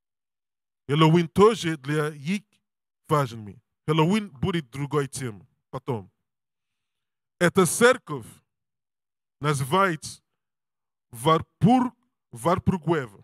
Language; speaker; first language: Russian; non-native, learner; English